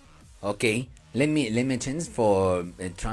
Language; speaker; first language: English; non-native, learner; Spanish